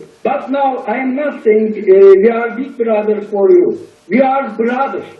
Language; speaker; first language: English; non-native, learner; Turkish